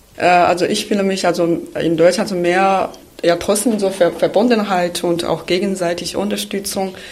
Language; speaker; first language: German; non-native, fluent; Chinese